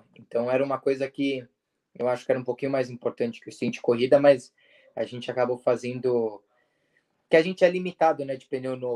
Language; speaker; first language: Portuguese; early bilingual, heritage; Portuguese